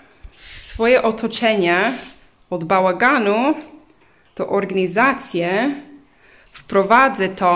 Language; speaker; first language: Polish; early bilingual, heritage; English